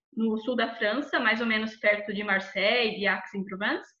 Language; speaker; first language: Portuguese; native; Portuguese